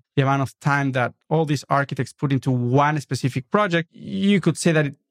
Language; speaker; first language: English; non-native, fluent; Spanish